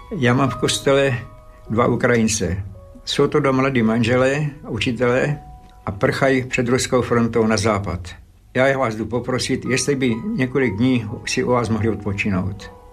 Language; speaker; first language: Czech; early bilingual, other home language; Slovak